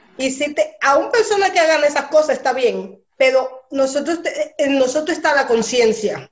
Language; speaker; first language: Spanish; early bilingual, heritage; Spanish